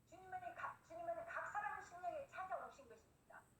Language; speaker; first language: Korean; native; Korean